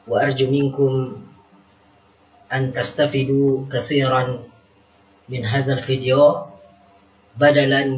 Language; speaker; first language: Arabic; non-native, fluent; Indonesian